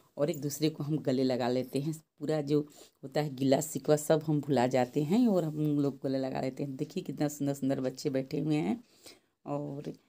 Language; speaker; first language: Hindi; native; Hindi